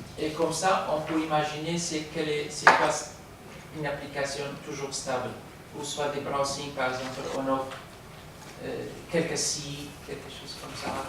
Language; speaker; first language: French; non-native, learner; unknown